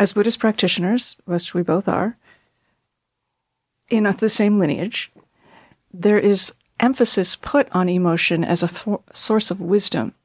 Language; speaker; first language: English; native; English